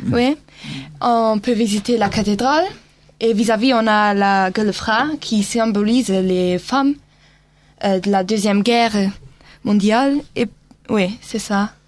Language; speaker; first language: French; non-native, local second language; Portuguese